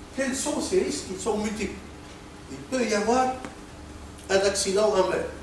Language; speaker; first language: French; non-native, local second language; Arabic